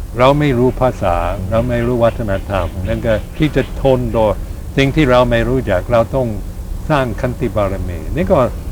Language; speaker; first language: Thai; non-native, fluent; English